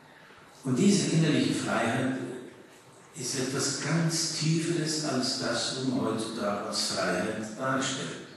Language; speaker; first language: German; early bilingual, heritage; German